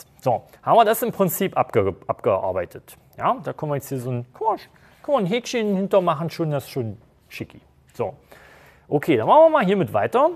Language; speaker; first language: German; native; German